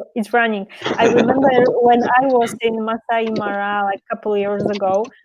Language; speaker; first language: English; non-native, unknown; Polish